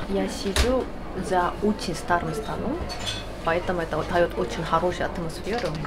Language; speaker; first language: Russian; non-native, fluent; Korean